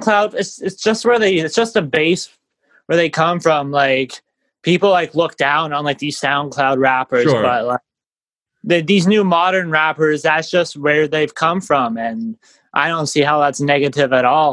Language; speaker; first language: English; native; English